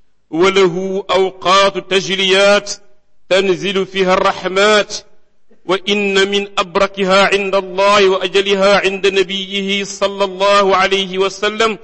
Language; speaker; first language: Arabic; non-native, fluent; Wolof